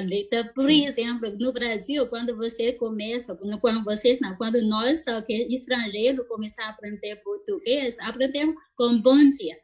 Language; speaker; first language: Portuguese; non-native, fluent; Chinese